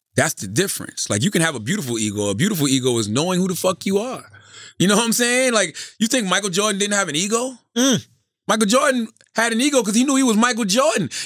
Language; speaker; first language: English; native; English